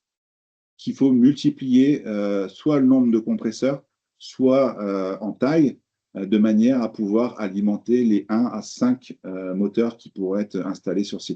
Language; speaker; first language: French; native; French